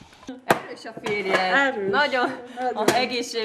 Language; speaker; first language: Hungarian; non-native, fluent; Korean